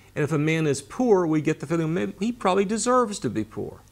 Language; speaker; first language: English; native; English